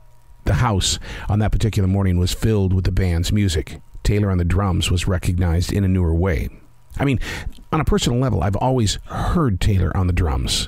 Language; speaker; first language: English; native; English